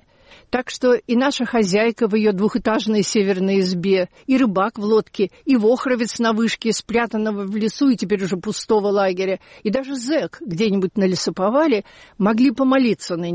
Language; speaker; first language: Russian; native; Russian